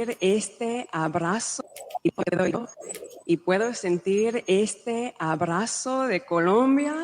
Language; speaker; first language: Spanish; non-native, fluent; English